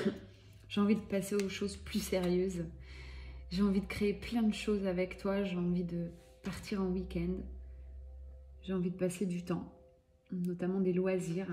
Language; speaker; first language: French; native; French